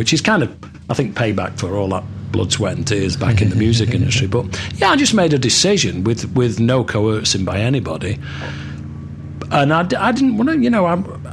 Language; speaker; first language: English; native; English